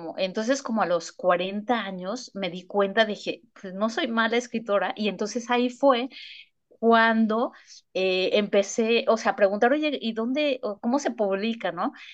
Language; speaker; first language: Spanish; native; Spanish